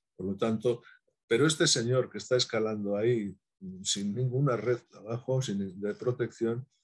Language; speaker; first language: Spanish; native; Spanish